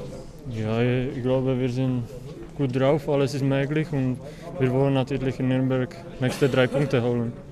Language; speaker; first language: German; non-native, learner; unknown